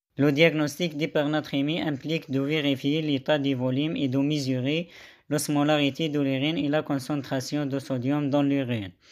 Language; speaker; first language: French; non-native, local second language; Arabic